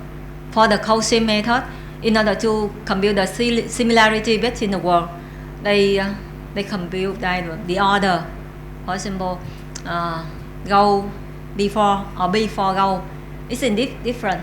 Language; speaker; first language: English; non-native, learner; Vietnamese